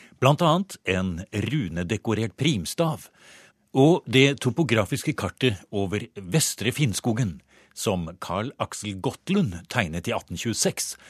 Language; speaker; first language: Norwegian; native; Norwegian